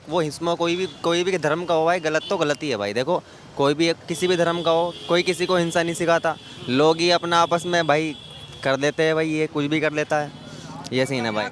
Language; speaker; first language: Hindi; native; Hindi